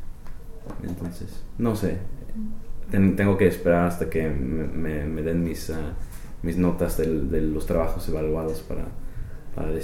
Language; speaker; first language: Spanish; non-native, fluent; English